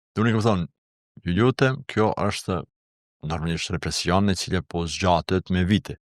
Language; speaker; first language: Albanian; non-native, local second language; Serbian